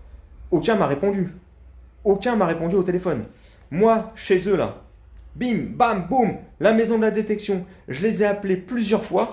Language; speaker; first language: French; native; French